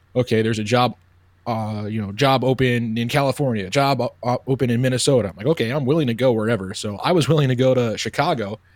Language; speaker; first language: English; native; English